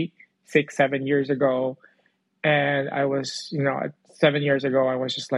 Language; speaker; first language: English; non-native, local second language; Cebuano